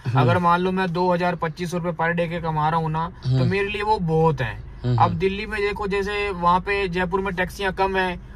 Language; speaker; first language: Hindi; native; Hindi